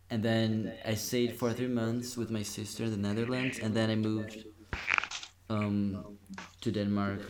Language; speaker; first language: English; non-native, fluent; Portuguese